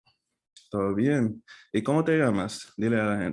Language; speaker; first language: Spanish; non-native, fluent; English